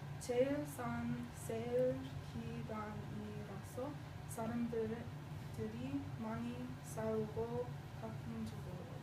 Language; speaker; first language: Korean; non-native, learner; English